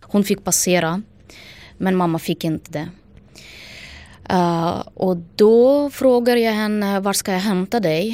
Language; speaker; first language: Swedish; non-native, fluent; Ukrainian